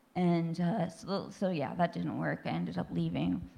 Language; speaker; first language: English; native; English